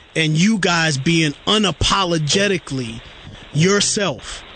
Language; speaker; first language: English; native; English